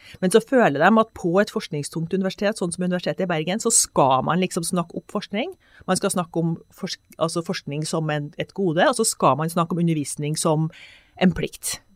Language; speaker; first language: Norwegian; native; Norwegian